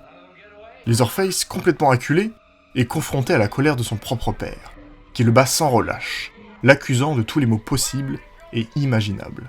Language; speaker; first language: French; native; French